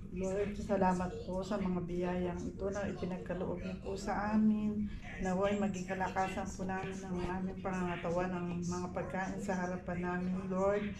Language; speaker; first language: Filipino; native; Filipino